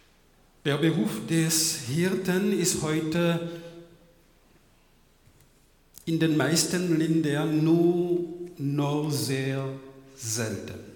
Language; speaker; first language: German; non-native, fluent; French